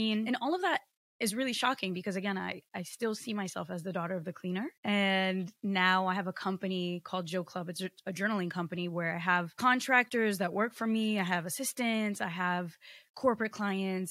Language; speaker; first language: English; early bilingual, other home language; Portuguese